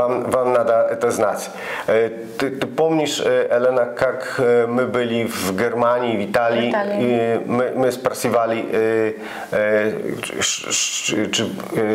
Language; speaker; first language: Russian; non-native, learner; Polish